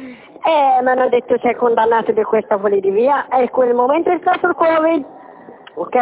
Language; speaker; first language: Italian; non-native, learner; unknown